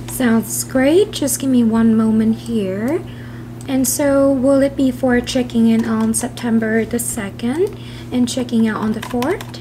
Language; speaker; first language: English; non-native, fluent; Vietnamese